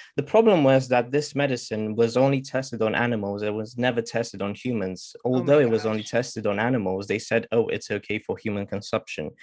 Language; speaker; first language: English; non-native, fluent; Romanian